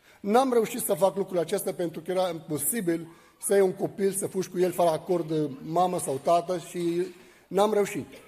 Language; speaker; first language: Romanian; non-native, fluent; Arabic